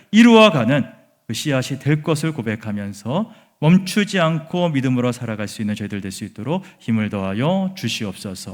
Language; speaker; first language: Korean; native; Korean